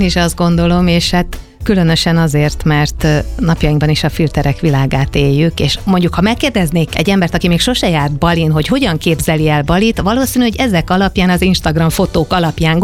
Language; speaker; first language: Hungarian; native; Hungarian